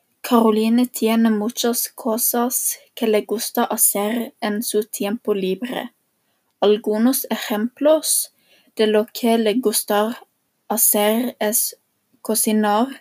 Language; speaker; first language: Spanish; non-native, learner; Norwegian